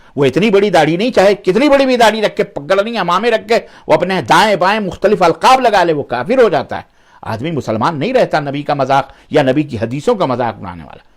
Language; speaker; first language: Urdu; native; Urdu